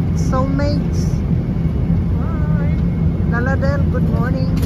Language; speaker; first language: English; non-native, local second language; Filipino